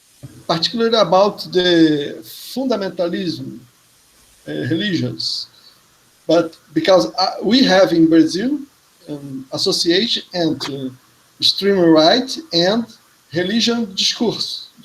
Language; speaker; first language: English; non-native, learner; Portuguese